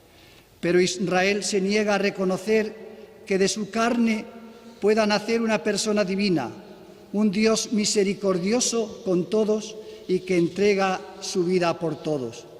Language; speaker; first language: Spanish; native; Spanish